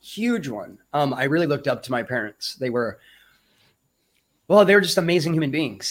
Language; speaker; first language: English; native; English